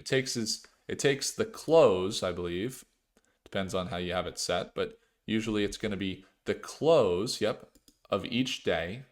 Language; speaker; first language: English; native; English